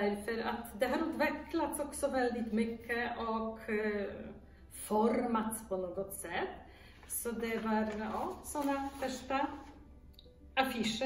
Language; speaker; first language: Swedish; non-native, fluent; Polish